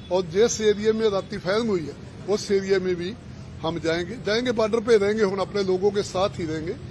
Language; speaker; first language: Hindi; non-native, local second language; Punjabi